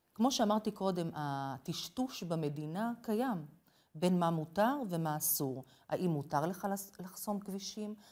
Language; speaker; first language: Hebrew; non-native, fluent; English